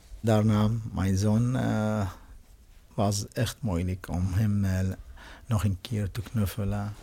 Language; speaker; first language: Dutch; non-native, learner; Arabic